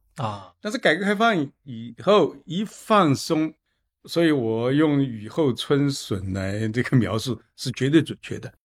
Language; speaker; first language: Chinese; native; Chinese